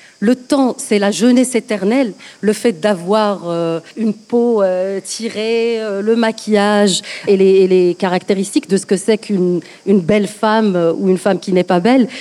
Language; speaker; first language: French; non-native, local second language; Arabic